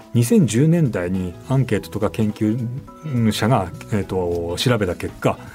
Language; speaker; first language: Japanese; native; Japanese